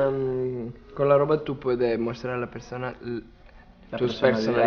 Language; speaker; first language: Spanish; non-native, learner; Italian